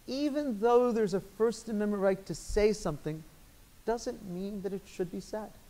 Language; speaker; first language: English; native; English